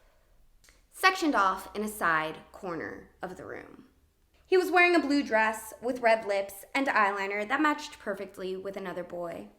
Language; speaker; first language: English; native; English